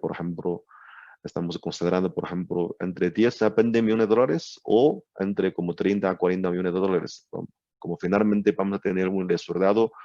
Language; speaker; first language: Spanish; non-native, learner; Chinese